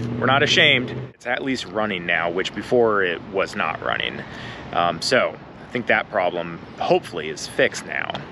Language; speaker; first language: English; native; English